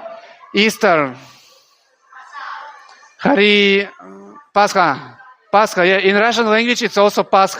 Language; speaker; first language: English; non-native, fluent; Russian